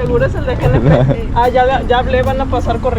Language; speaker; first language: Spanish; native; Spanish